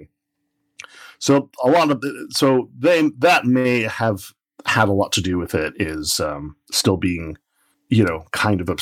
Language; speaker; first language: English; native; English